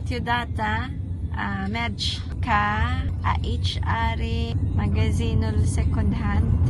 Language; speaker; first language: Romanian; non-native, learner; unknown